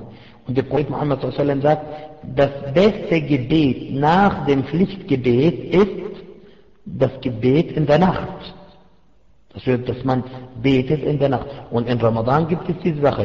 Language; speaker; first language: German; non-native, fluent; Arabic